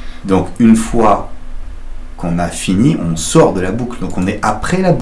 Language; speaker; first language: French; native; French